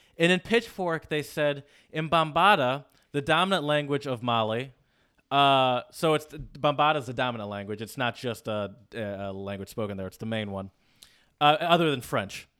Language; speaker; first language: English; native; English